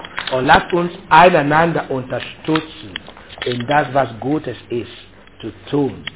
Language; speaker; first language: German; non-native, learner; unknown